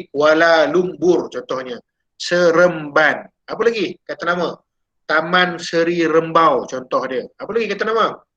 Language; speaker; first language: Malay; native; Malay